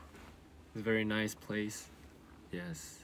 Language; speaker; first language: English; non-native, learner; Korean